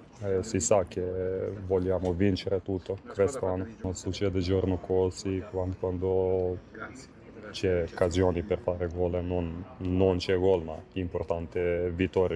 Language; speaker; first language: Italian; non-native, learner; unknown